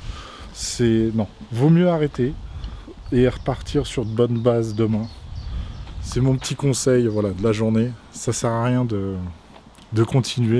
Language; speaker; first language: French; native; French